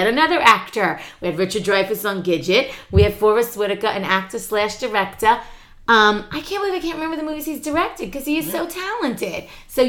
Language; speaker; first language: English; native; English